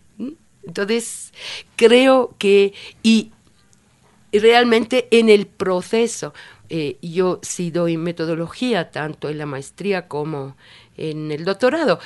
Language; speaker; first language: Spanish; non-native, fluent; Italian